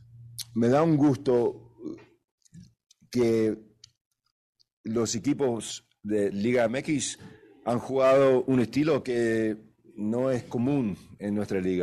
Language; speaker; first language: Spanish; early bilingual, heritage; Spanish